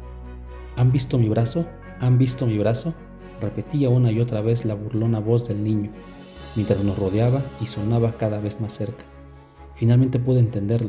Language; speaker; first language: Spanish; native; Spanish